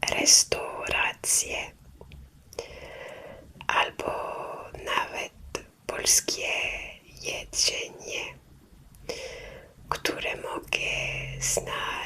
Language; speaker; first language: Polish; non-native, learner; French